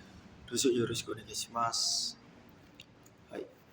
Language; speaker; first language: Japanese; non-native, learner; Indonesian